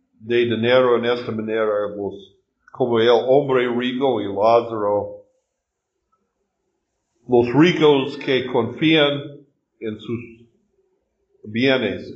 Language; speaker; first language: Spanish; non-native, learner; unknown